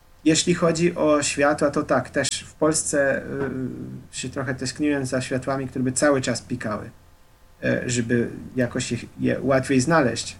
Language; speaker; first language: Polish; non-native, fluent; Slovenian